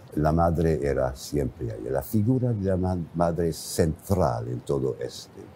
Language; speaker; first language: Spanish; non-native, fluent; English